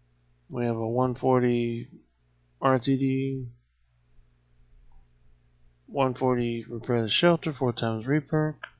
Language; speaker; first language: English; native; English